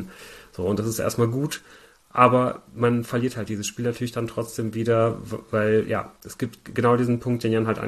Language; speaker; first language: German; native; German